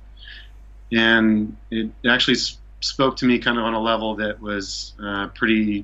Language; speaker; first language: English; native; English